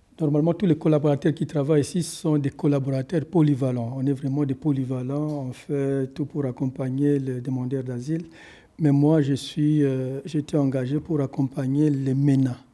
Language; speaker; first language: French; native; French